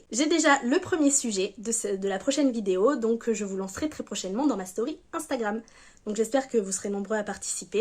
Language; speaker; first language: French; native; French